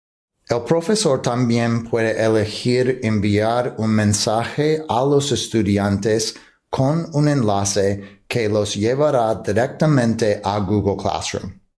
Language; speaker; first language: Spanish; non-native, fluent; English